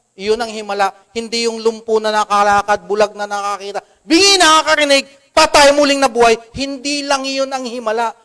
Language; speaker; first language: Filipino; non-native, local second language; Cebuano